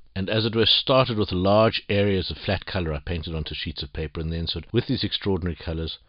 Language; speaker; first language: English; native; English